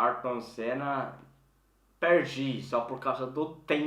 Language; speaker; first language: Portuguese; non-native, fluent; Swedish